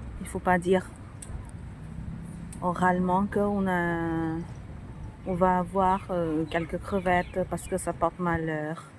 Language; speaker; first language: French; non-native, fluent; Thai